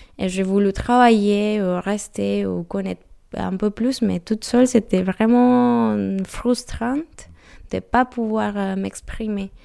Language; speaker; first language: French; non-native, learner; Spanish